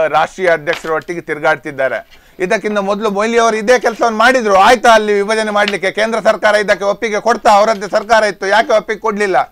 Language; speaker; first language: Kannada; native; Kannada